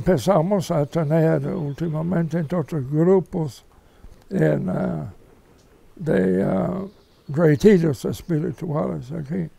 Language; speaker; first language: Spanish; non-native, fluent; English